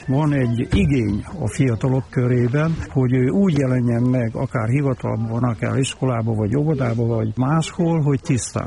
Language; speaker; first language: Hungarian; native; Hungarian